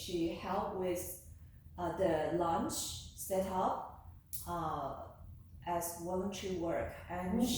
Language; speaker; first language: English; non-native, learner; Chinese